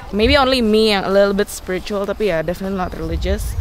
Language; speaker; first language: English; non-native, fluent; Indonesian